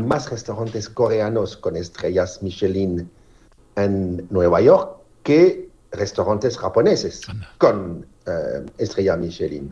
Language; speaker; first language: Spanish; non-native, fluent; French